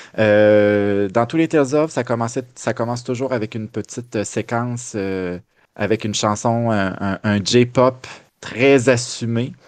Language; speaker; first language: French; native; French